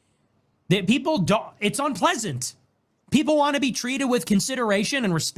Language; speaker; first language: English; native; English